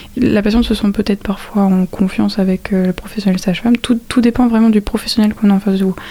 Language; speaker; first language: French; native; French